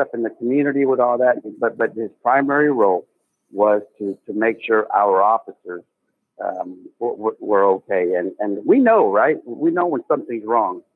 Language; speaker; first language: English; native; English